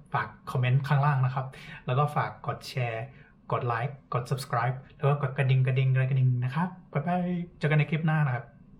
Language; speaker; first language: Thai; non-native, fluent; English